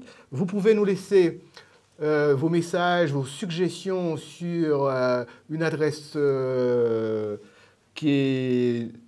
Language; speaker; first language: French; native; French